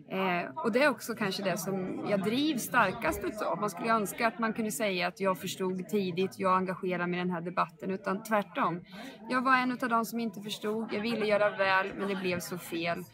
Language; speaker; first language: Swedish; native; Swedish